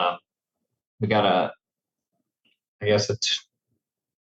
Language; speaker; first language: English; native; English